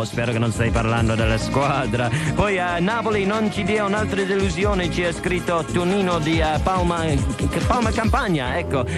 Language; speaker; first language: Italian; non-native, fluent; English